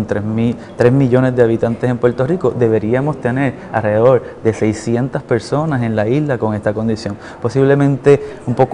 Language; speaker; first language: Spanish; native; Spanish